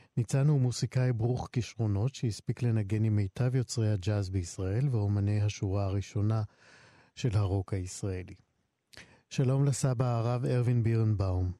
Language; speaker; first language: Hebrew; native; Hebrew